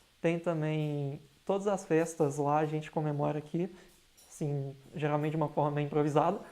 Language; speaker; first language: Portuguese; native; Portuguese